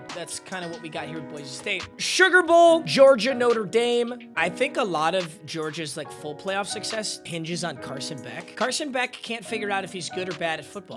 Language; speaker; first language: English; native; English